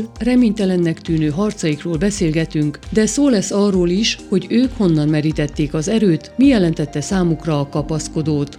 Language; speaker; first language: Hungarian; native; Hungarian